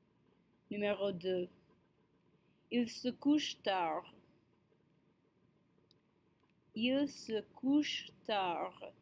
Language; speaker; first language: French; non-native, fluent; English